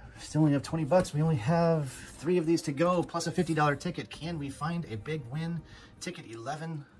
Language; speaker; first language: English; native; English